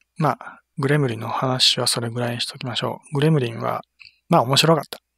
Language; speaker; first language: Japanese; native; Japanese